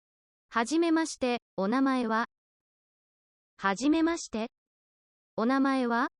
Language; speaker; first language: Japanese; non-native, learner; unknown